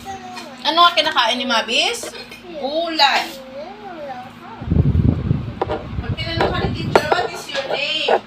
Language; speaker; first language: Filipino; non-native, local second language; Hiligaynon